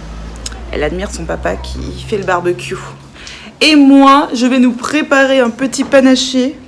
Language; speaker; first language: French; native; French